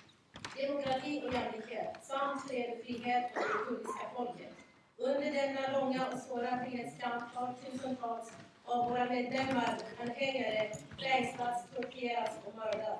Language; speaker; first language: Swedish; non-native, fluent; Central Kurdish